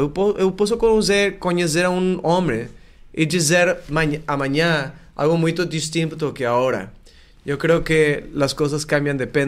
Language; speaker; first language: Portuguese; non-native, learner; Spanish